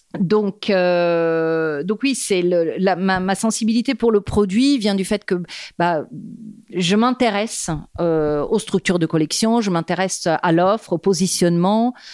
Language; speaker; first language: French; non-native, fluent; Italian